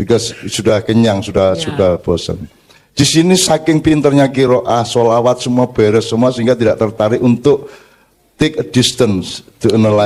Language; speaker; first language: Indonesian; native; Indonesian